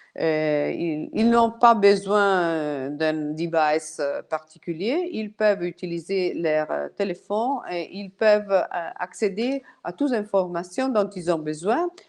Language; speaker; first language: French; non-native, fluent; Italian